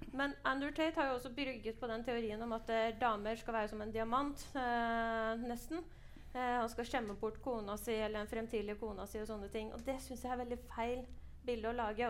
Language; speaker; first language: Norwegian; early bilingual, other home language; Persian